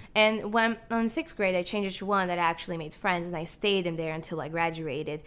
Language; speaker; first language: English; non-native, fluent; Portuguese